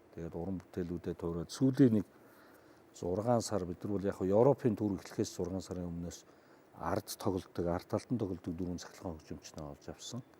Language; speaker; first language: Mongolian; native; Mongolian